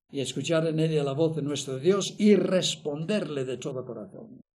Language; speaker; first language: Spanish; non-native, fluent; English